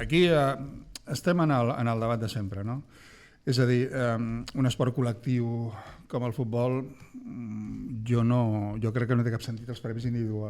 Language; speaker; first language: Catalan; native; Catalan